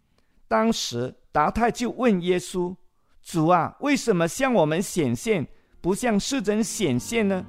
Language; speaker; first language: Chinese; native; Chinese